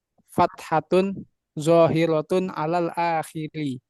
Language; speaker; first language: Arabic; non-native, learner; Indonesian